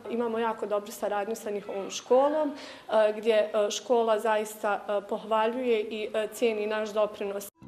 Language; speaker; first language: Bosnian; native; Bosnian